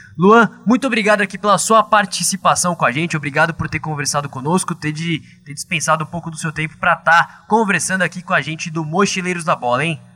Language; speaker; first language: Portuguese; native; Portuguese